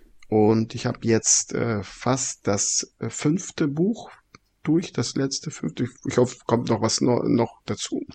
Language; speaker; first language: German; non-native, fluent; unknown